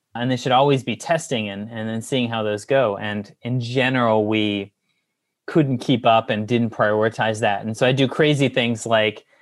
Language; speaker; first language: English; native; English